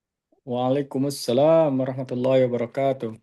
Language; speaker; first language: Arabic; non-native, learner; Indonesian